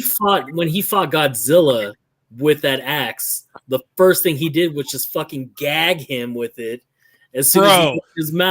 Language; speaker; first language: English; native; English